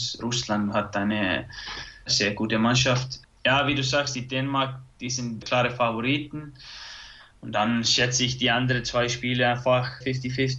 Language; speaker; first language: German; non-native, fluent; Icelandic